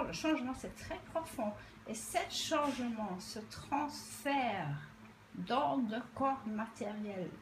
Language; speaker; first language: French; non-native, fluent; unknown